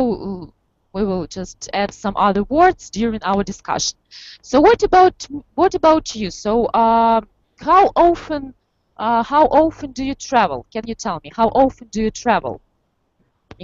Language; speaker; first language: English; non-native, fluent; Russian